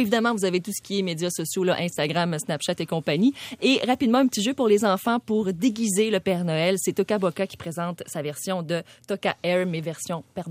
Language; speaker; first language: French; native; French